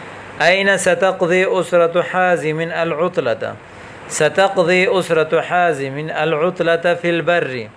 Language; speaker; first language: Arabic; non-native, fluent; Urdu